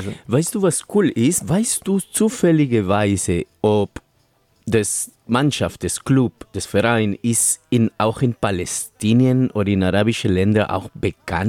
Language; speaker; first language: German; non-native, fluent; Spanish